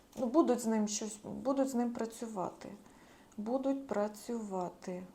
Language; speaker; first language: Ukrainian; non-native, local second language; Russian